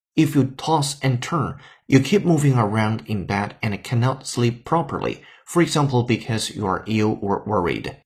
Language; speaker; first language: English; non-native, fluent; Chinese